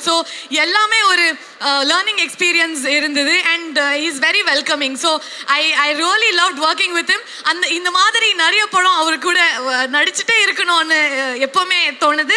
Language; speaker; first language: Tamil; non-native, learner; Kannada